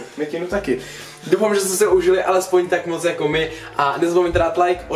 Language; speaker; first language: Czech; native; Czech